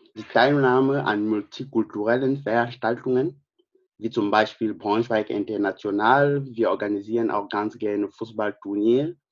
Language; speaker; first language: German; non-native, fluent; French